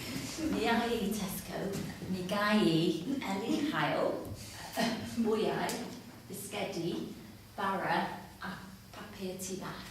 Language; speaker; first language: Welsh; non-native, learner; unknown